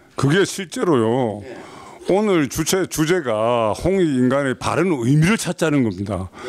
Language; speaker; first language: Korean; native; Korean